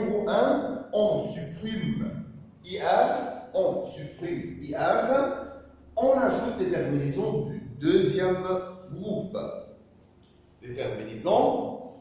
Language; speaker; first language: French; non-native, fluent; Arabic